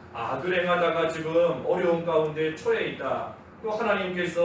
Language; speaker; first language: Korean; native; Korean